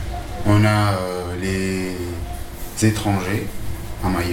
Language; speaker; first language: French; non-native, local second language; Comorian